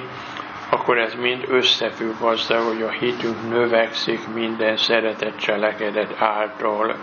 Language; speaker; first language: Hungarian; native; Hungarian